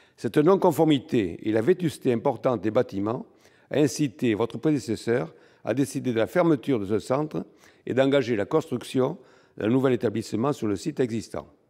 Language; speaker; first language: French; native; French